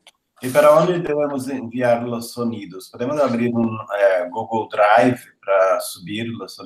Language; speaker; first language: Spanish; non-native, learner; Portuguese